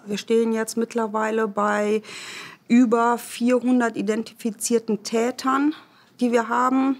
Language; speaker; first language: German; native; German